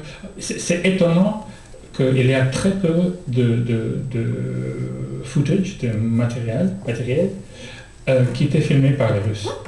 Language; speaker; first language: French; non-native, fluent; Russian